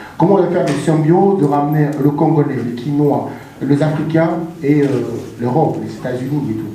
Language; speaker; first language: French; non-native, local second language; Lingala